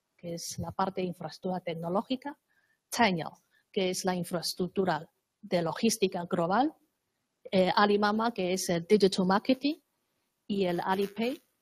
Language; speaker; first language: Spanish; non-native, fluent; Chinese